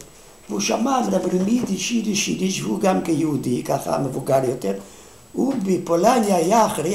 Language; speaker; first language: Hebrew; non-native, fluent; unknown